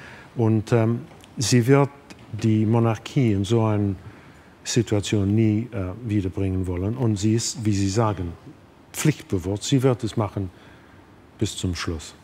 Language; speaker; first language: German; non-native, fluent; English